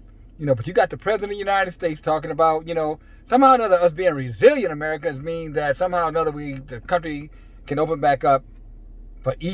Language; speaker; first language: English; native; English